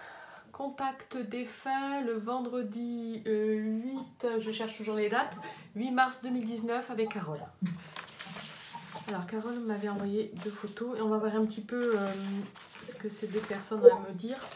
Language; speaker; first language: French; native; French